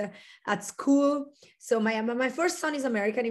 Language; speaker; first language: English; non-native, fluent; Italian